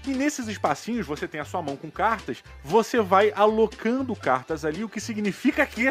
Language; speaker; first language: Portuguese; native; Portuguese